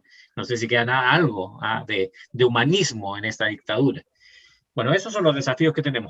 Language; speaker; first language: Spanish; native; Spanish